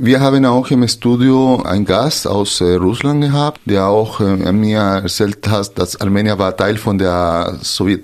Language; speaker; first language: German; non-native, fluent; Spanish